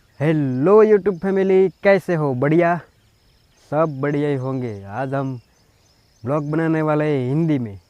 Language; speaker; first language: Hindi; non-native, local second language; Gujarati